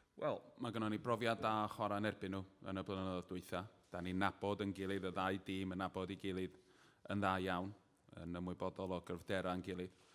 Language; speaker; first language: Welsh; native; Welsh